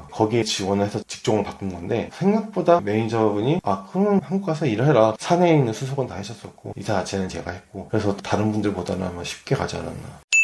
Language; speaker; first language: Korean; native; Korean